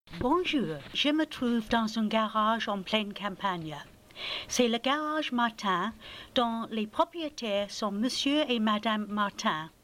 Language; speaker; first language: French; non-native, fluent; English